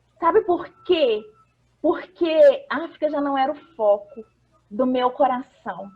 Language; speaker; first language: Portuguese; native; Portuguese